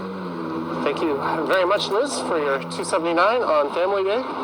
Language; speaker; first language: English; native; English